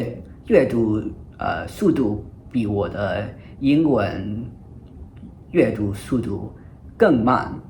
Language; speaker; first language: Chinese; non-native, fluent; English